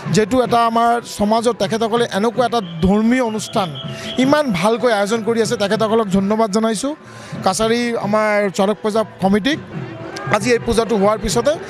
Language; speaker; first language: Assamese; non-native, local second language; Bangla